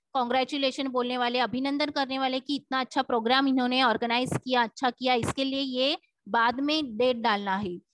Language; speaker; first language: Hindi; non-native, local second language; Marathi